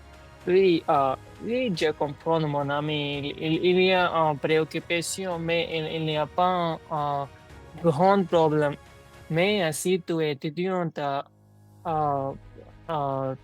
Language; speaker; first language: French; non-native, learner; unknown